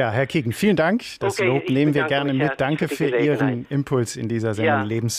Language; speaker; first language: German; native; German